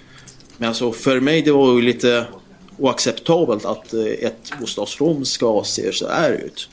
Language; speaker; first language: Swedish; non-native, fluent; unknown